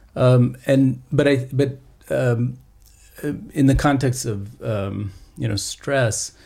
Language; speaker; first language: English; native; English